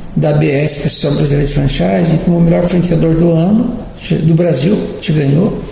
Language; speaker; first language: Portuguese; native; Portuguese